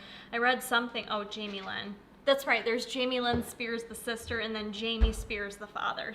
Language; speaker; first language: English; native; English